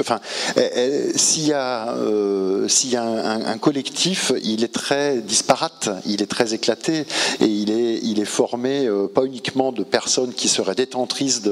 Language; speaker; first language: French; native; French